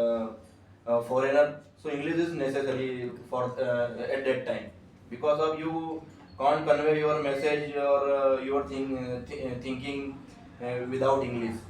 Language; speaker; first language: English; non-native, learner; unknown